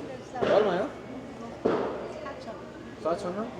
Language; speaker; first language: Korean; non-native, learner; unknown